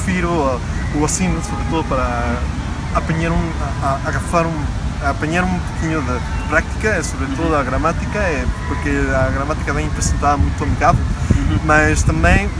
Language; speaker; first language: Portuguese; non-native, learner; Spanish